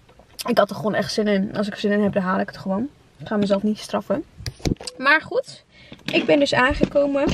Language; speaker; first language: Dutch; native; Dutch